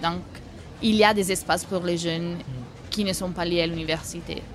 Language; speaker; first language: French; non-native, fluent; Italian